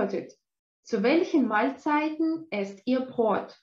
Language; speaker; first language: German; non-native, fluent; Russian